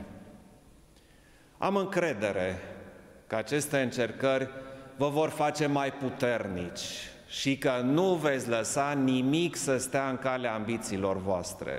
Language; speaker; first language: Romanian; non-native, local second language; German